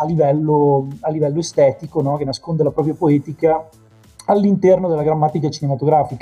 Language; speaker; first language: Italian; native; Italian